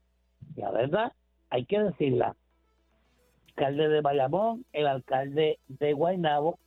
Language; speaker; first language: Spanish; native; Spanish